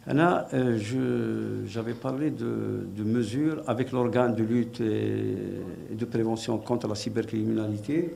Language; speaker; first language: French; non-native, local second language; Arabic